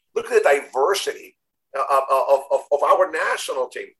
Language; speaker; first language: English; non-native, fluent; Spanish